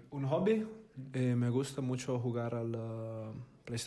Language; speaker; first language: Spanish; non-native, learner; Italian